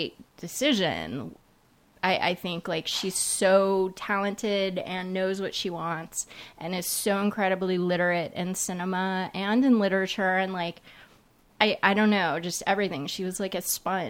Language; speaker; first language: English; native; English